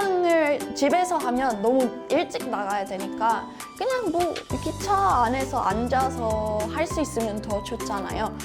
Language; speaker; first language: Korean; non-native, fluent; English